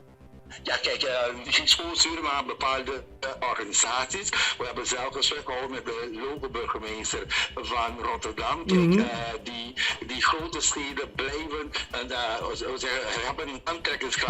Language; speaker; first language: Dutch; non-native, local second language; Papiamento